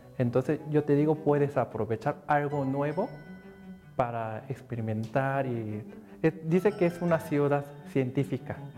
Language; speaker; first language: Spanish; non-native, fluent; Korean